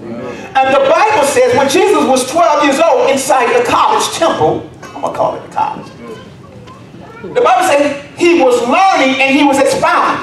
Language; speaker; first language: English; native; English